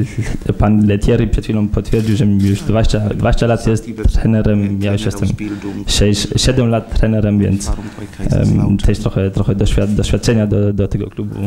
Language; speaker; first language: Polish; early bilingual, heritage; Polish